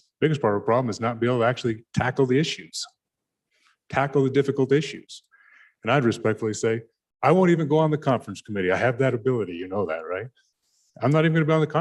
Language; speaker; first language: English; native; English